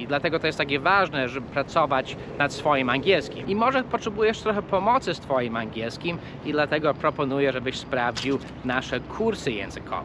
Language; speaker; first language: Polish; non-native, fluent; English